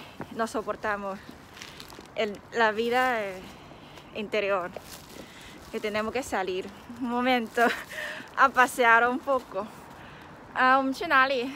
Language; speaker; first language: Spanish; non-native, fluent; Chinese